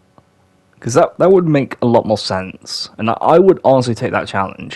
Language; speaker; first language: English; native; English